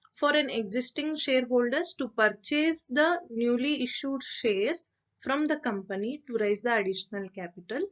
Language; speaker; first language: English; non-native, local second language; Kannada